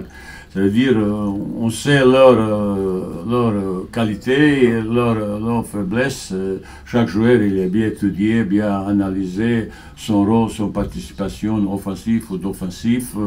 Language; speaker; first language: French; non-native, fluent; Bosnian